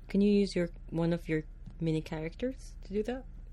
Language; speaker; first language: English; non-native, fluent; Arabic